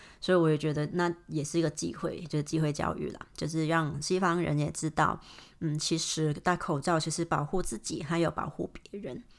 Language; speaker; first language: Chinese; non-native, fluent; Cantonese